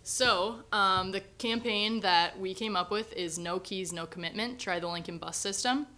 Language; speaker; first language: English; native; English